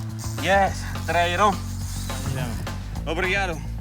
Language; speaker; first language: Portuguese; non-native, learner; French